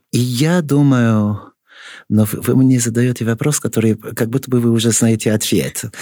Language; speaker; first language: Russian; non-native, fluent; French